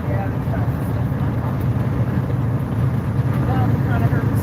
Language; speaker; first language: English; native; English